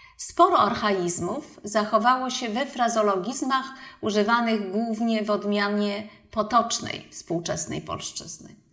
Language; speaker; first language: Polish; native; Polish